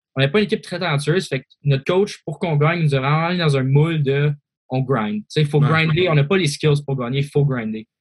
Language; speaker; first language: French; native; French